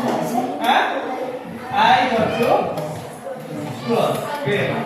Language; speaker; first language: English; non-native, learner; Indonesian